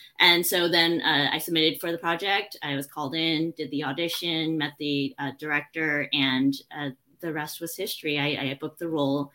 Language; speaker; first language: English; early bilingual, other home language; Chinese